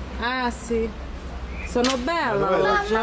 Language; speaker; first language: Italian; non-native, learner; Portuguese